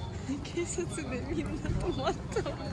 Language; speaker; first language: Japanese; non-native, fluent; Russian